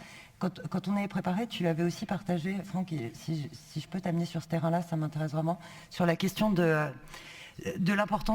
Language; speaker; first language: French; native; French